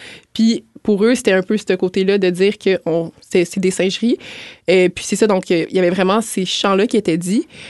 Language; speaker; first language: French; native; French